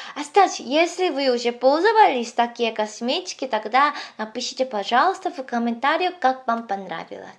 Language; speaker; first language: Russian; non-native, fluent; Korean